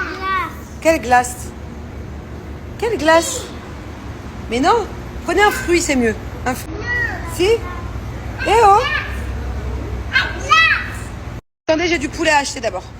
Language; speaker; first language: French; native; French